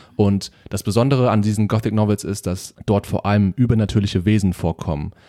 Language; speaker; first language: German; early bilingual, other home language; Vietnamese